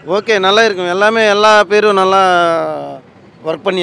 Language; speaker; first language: Tamil; non-native, learner; Telugu